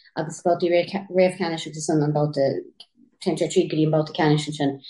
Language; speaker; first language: Irish; native; Irish